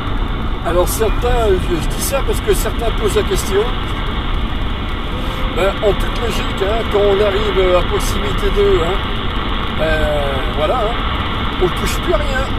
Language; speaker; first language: French; native; French